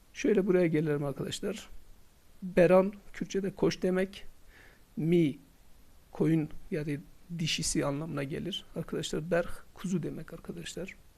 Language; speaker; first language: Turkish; non-native, local second language; Kurdish